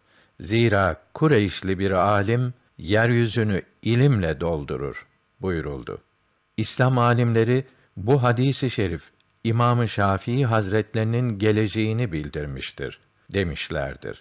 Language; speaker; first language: Turkish; native; Turkish